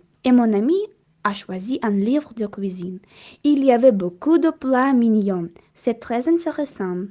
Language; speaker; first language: French; non-native, learner; Russian